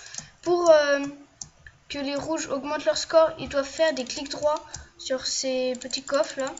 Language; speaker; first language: French; native; French